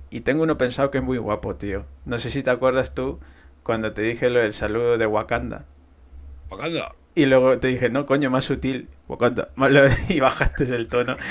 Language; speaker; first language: Spanish; native; Spanish